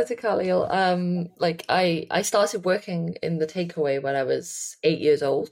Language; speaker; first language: English; native; English